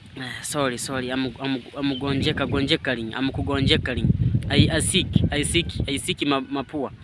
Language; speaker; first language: English; non-native, learner; Swahili